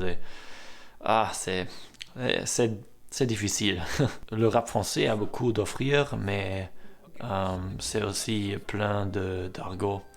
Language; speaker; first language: French; non-native, learner; German